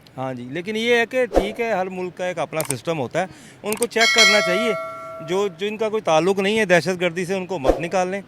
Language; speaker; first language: Urdu; non-native, local second language; Punjabi